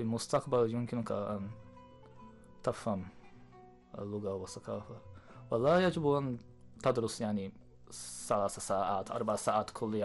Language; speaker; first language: Arabic; non-native, learner; Japanese